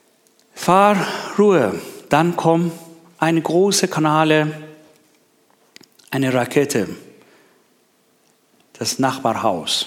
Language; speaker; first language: German; non-native, learner; Persian